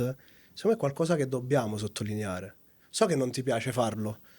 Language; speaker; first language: Italian; native; Italian